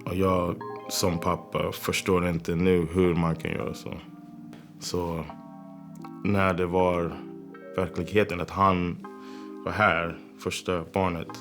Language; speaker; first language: Swedish; non-native, fluent; English